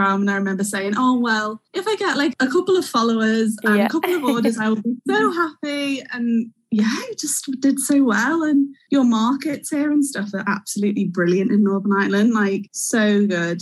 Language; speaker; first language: English; native; English